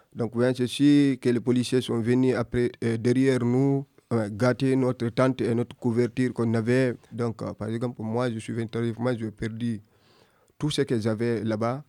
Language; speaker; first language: French; non-native, local second language; Fula